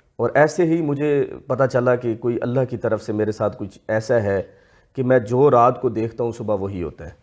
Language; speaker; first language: Urdu; non-native, local second language; Punjabi